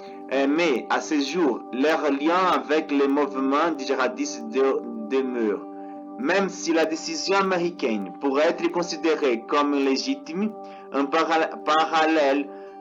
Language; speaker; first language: French; non-native, learner; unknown